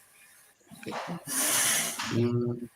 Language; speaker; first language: English; non-native, learner; Indonesian